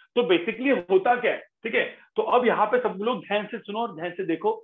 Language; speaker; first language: Hindi; non-native, local second language; Marathi